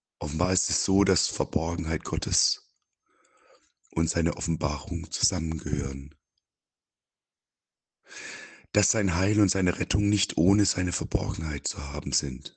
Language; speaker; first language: German; native; German